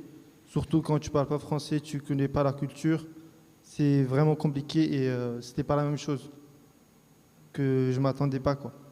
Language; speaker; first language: French; early bilingual, other home language; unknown